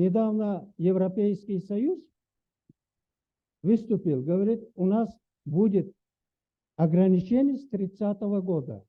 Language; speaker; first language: Russian; native; Russian